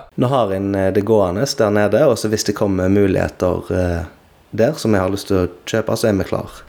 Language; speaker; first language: Norwegian; native; Norwegian